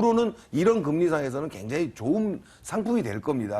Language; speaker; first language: Korean; native; Korean